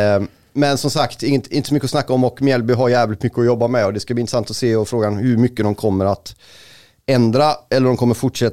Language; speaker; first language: Swedish; native; Swedish